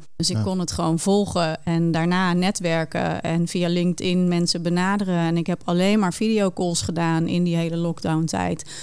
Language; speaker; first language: Dutch; native; Dutch